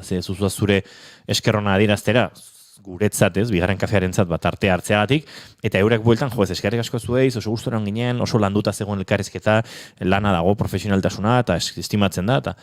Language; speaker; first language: Basque; native; Basque